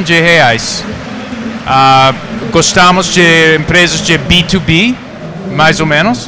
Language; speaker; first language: Portuguese; non-native, fluent; English